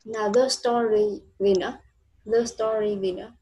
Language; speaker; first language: English; non-native, fluent; Vietnamese